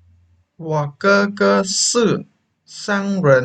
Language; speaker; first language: Chinese; non-native, fluent; Khmer